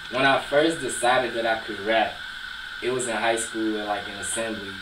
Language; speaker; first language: English; native; English